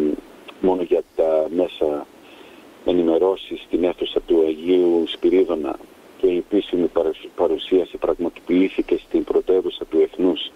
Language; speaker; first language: Greek; native; Greek